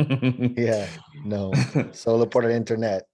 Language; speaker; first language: Spanish; non-native, learner; English